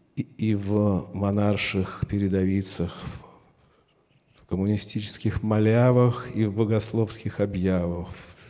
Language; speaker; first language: Russian; native; Russian